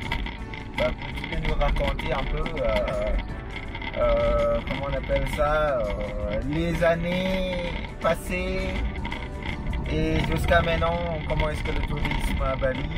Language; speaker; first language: French; non-native, fluent; Indonesian